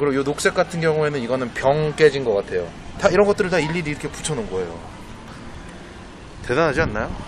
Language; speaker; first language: Korean; native; Korean